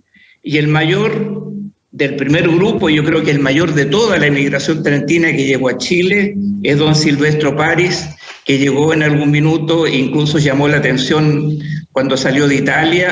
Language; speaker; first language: Spanish; native; Spanish